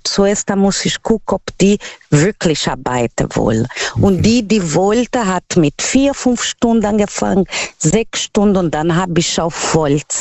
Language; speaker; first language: German; non-native, learner; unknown